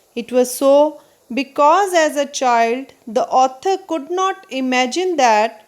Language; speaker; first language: English; non-native, local second language; Punjabi